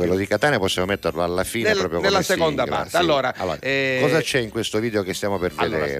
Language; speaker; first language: Italian; native; Italian